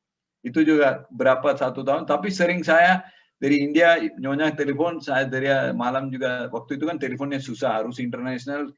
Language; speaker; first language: Indonesian; non-native, learner; Tamil